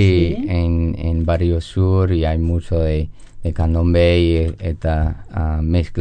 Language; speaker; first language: Spanish; non-native, learner; English